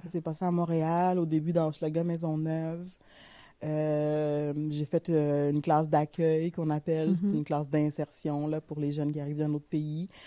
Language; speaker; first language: French; early bilingual, other home language; Haitian Creole